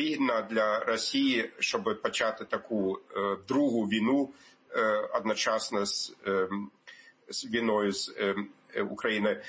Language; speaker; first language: Ukrainian; non-native, fluent; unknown